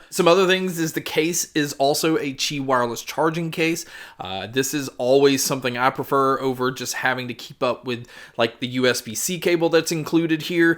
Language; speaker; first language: English; native; English